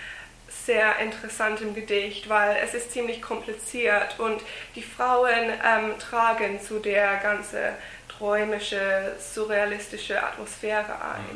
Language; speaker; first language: German; non-native, fluent; English